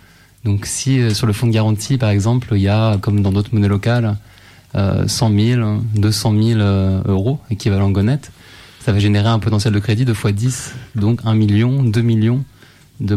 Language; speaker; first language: French; native; French